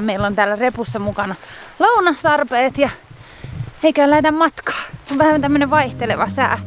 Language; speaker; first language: Finnish; native; Finnish